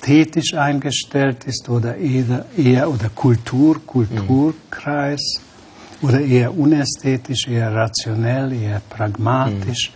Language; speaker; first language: German; non-native, fluent; Hungarian